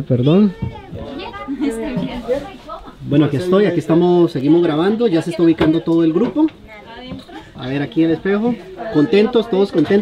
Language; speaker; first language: Spanish; native; Spanish